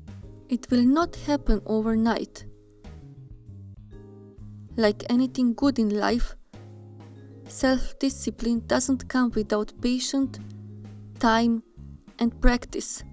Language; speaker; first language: English; non-native, fluent; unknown